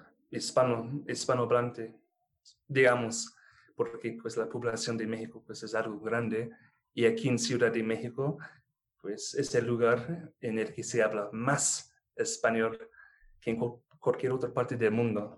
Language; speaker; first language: Spanish; non-native, fluent; English